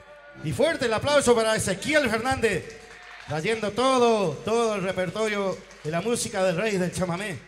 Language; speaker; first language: Spanish; native; Spanish